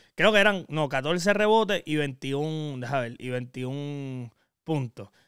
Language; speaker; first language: Spanish; native; Spanish